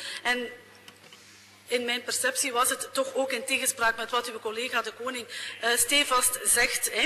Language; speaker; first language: Dutch; native; Dutch